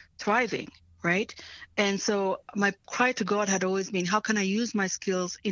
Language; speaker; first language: English; non-native, local second language; Swahili